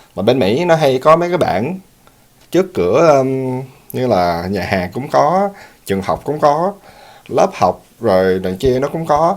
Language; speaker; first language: Vietnamese; early bilingual, heritage; Vietnamese